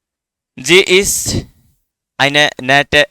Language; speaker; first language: German; non-native, fluent; Hindi